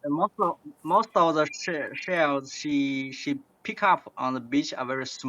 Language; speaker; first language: English; non-native, learner; Chinese